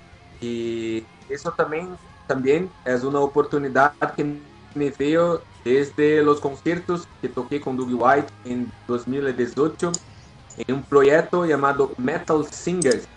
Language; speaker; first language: Spanish; non-native, learner; Portuguese